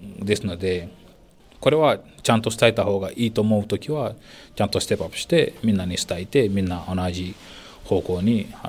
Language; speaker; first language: Japanese; non-native, fluent; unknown